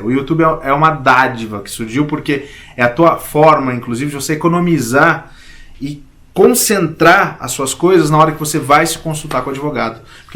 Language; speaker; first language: Portuguese; native; Portuguese